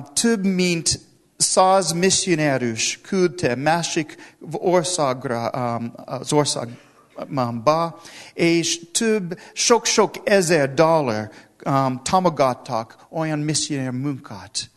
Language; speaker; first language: Hungarian; non-native, learner; English